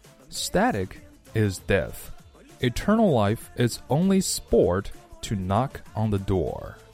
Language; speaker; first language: English; non-native, fluent; Chinese